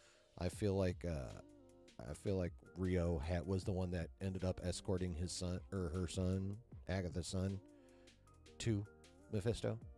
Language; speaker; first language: English; native; English